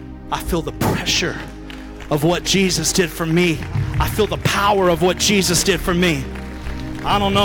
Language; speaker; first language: English; native; English